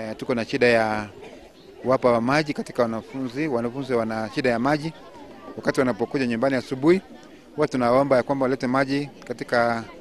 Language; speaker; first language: Swahili; non-native, local second language; Kalenjin